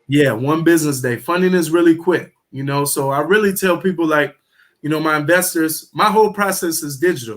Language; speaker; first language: English; native; English